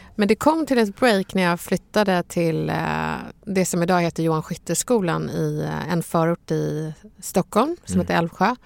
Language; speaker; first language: Swedish; early bilingual, other home language; Bangla